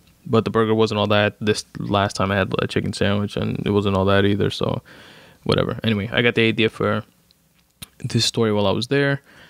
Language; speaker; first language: English; native; English